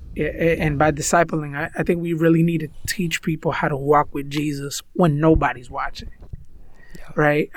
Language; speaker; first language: English; early bilingual, other home language; Spanish